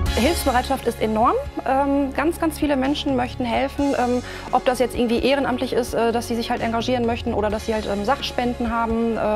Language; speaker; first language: German; early bilingual, other home language; Arabic